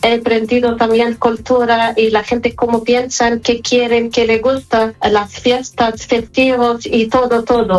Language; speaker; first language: Spanish; non-native, fluent; Arabic